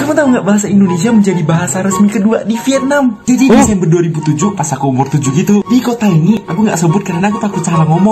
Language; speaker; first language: Indonesian; non-native, fluent; Vietnamese